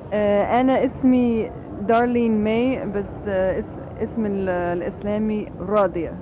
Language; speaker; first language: Arabic; non-native, fluent; English